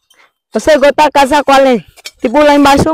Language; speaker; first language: Portuguese; non-native, learner; Vietnamese